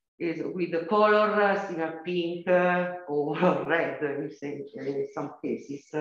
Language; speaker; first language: English; non-native, learner; Italian